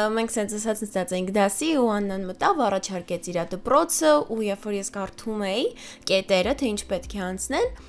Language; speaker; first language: Armenian; native; Armenian